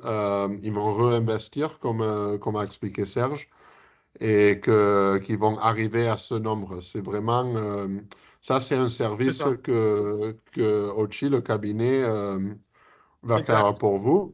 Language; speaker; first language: French; early bilingual, heritage; English